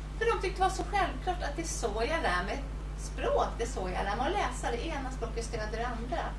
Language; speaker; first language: Swedish; native; Swedish